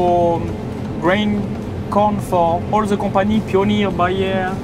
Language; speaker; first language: English; non-native, learner; French